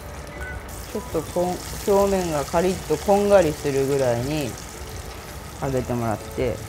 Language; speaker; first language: Japanese; native; Japanese